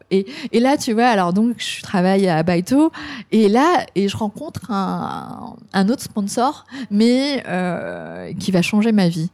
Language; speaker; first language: French; early bilingual, other home language; Cantonese